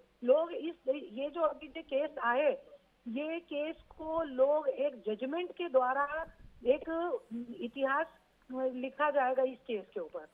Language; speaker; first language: Hindi; non-native, local second language; Marathi